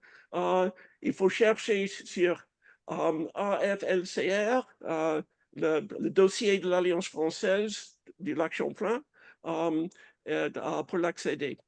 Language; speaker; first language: French; non-native, fluent; English